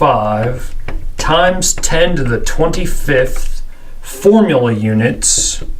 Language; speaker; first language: English; native; English